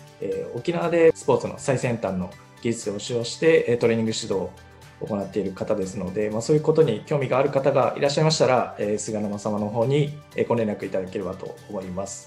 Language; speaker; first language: Japanese; native; Japanese